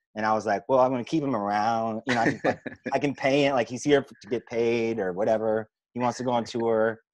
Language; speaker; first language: English; native; English